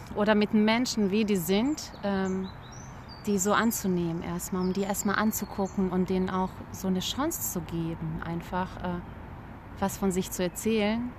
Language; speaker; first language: German; early bilingual, other home language; Bosnian